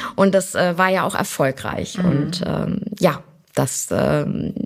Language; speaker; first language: German; native; German